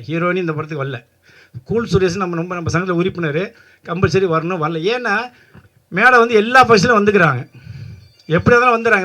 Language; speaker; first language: Tamil; native; Tamil